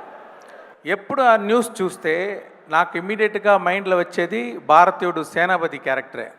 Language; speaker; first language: Telugu; non-native, local second language; Tamil